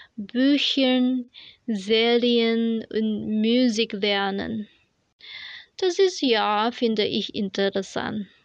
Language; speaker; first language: German; non-native, learner; Indonesian